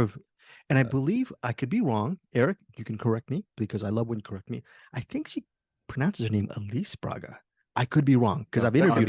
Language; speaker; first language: English; native; English